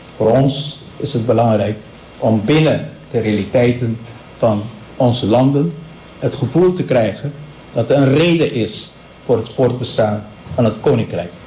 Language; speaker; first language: Dutch; non-native, local second language; Papiamento